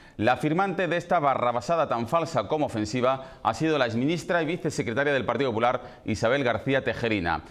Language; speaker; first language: Spanish; native; Spanish